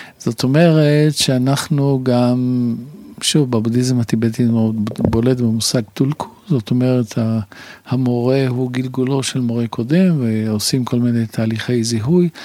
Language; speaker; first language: Hebrew; native; Hebrew